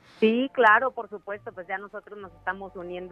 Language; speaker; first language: Spanish; native; Spanish